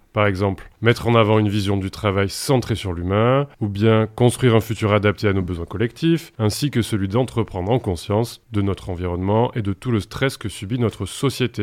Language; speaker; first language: French; native; French